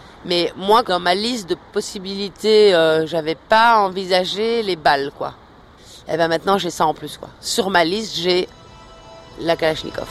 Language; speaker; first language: French; native; French